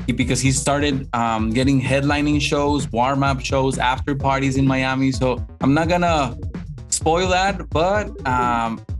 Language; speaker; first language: English; non-native, fluent; Spanish